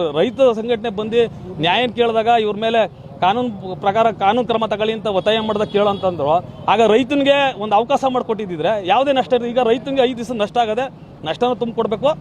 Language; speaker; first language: Kannada; native; Kannada